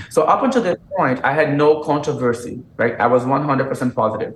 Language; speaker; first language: English; non-native, fluent; Portuguese